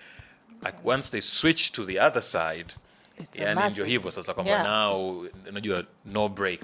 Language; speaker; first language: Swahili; native; Swahili